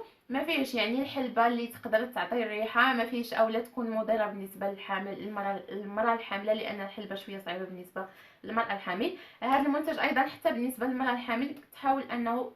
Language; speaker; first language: Arabic; native; Arabic